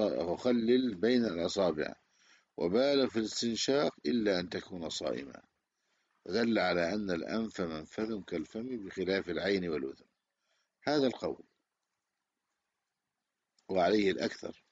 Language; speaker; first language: Arabic; native; Arabic